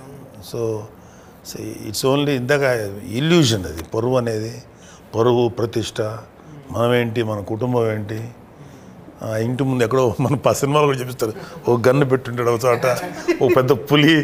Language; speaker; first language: Telugu; native; Telugu